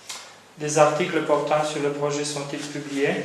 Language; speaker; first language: French; non-native, fluent; Romanian